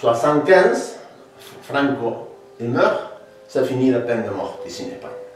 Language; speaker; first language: French; non-native, learner; Spanish